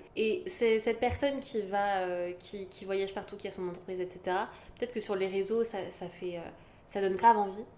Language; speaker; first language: French; native; French